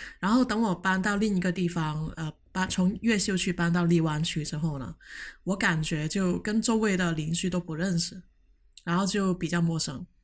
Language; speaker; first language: Chinese; non-native, local second language; Cantonese